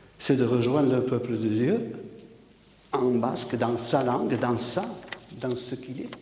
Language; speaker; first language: French; non-native, local second language; Basque